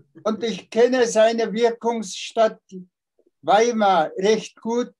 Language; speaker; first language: German; non-native, fluent; Tuvinian